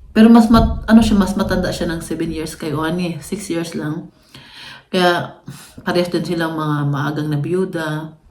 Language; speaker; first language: Filipino; non-native, local second language; Cebuano